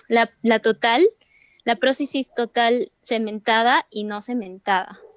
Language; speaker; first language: Spanish; native; Spanish